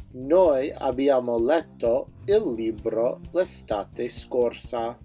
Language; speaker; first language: Italian; non-native, fluent; English